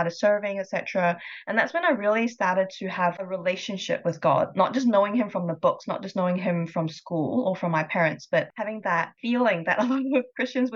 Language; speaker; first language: English; non-native, local second language; Cantonese